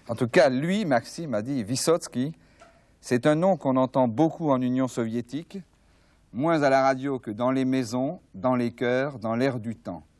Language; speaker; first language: French; native; French